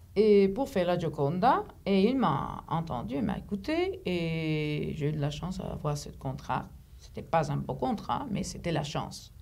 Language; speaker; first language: French; non-native, fluent; Greek